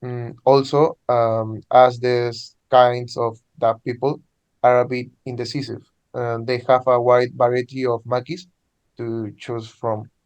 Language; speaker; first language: English; non-native, learner; Spanish